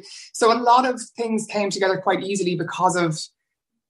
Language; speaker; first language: English; native; English